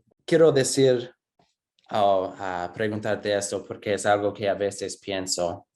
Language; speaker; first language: Spanish; non-native, fluent; English